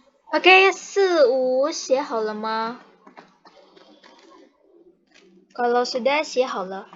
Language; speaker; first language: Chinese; non-native, fluent; Indonesian